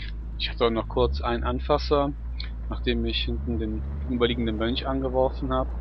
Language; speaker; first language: German; native; German